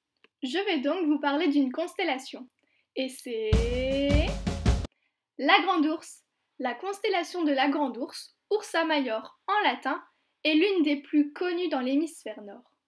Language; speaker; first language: French; native; French